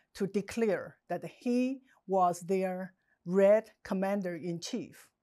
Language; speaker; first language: English; non-native, fluent; Chinese